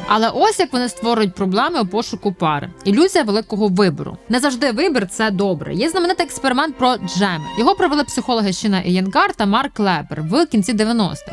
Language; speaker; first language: Ukrainian; native; Ukrainian